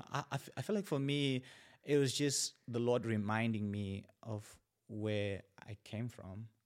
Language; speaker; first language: English; non-native, local second language; Shona